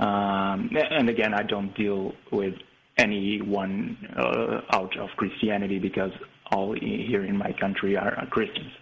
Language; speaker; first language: English; non-native, fluent; Portuguese